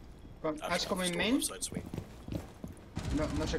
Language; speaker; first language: Spanish; native; Spanish